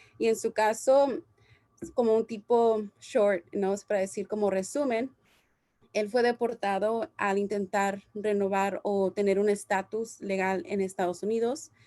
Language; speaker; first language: Spanish; early bilingual, heritage; Spanish